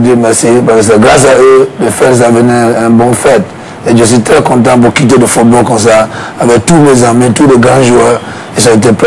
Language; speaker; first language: French; non-native, learner; English